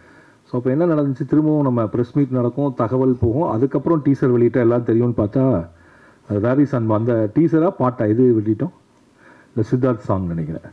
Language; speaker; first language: Tamil; native; Tamil